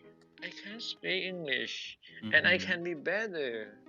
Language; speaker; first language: English; non-native, learner; Thai